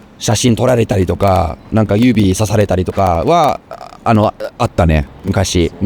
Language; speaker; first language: Japanese; non-native, fluent; English